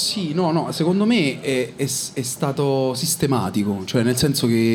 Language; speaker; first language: Italian; native; Italian